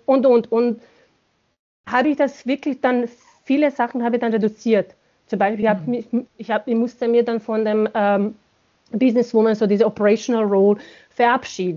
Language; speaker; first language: German; non-native, fluent; Bosnian